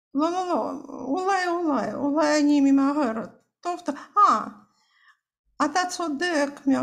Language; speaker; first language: Hebrew; non-native, fluent; Russian